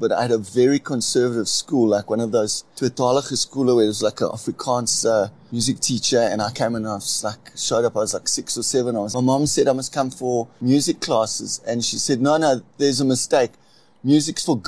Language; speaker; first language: English; native; English